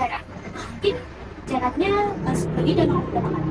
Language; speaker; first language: Indonesian; native; Indonesian